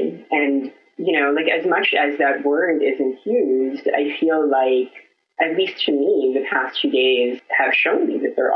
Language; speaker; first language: English; non-native, local second language; Filipino